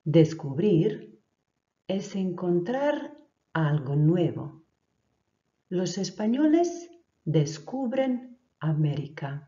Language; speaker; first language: Spanish; non-native, fluent; Croatian